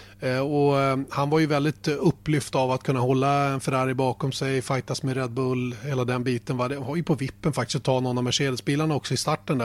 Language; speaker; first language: Swedish; native; Swedish